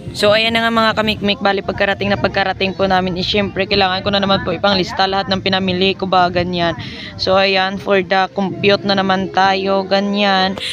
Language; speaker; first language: Filipino; non-native, local second language; Hiligaynon